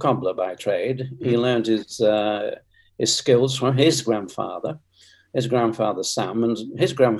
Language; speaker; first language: English; native; English